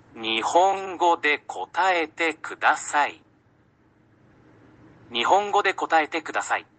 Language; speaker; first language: Japanese; non-native, learner; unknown